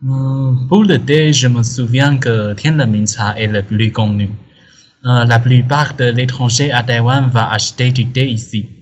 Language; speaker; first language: French; non-native, learner; Chinese